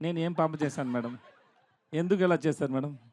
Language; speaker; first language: Telugu; non-native, learner; Tamil